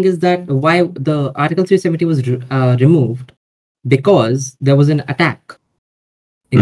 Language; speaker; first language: English; non-native, local second language; Hindi